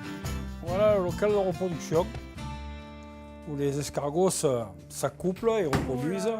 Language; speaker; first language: French; native; French